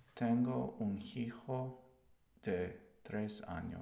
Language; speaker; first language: Spanish; non-native, learner; English